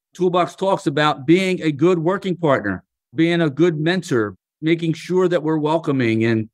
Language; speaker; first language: English; native; English